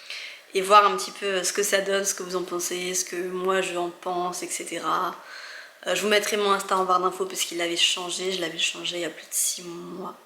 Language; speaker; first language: French; native; French